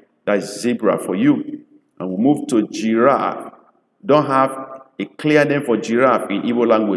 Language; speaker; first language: English; non-native, local second language; Igbo